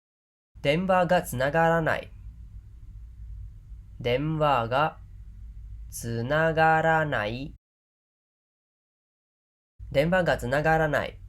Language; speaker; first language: Japanese; non-native, fluent; Khmer